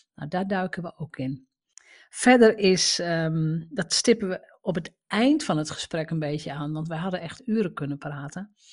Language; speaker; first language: Dutch; native; Dutch